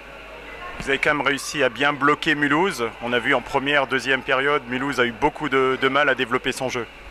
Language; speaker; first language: French; native; French